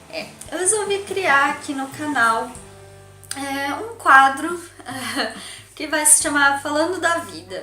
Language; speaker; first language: Portuguese; native; Portuguese